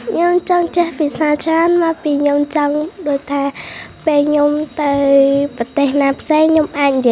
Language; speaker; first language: Khmer; non-native, local second language; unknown